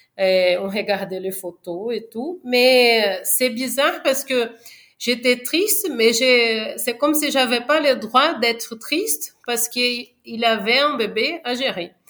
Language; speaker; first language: French; non-native, fluent; Portuguese